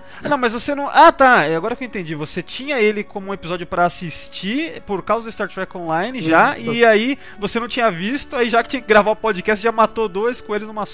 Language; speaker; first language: Portuguese; native; Portuguese